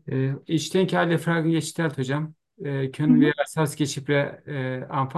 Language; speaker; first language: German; non-native, learner; Turkish